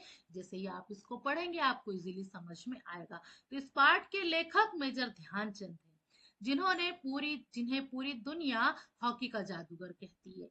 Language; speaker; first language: Hindi; native; Hindi